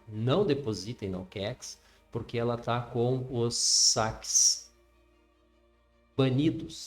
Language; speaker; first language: Portuguese; native; Portuguese